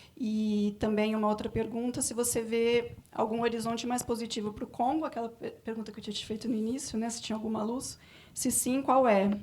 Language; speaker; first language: Portuguese; native; Portuguese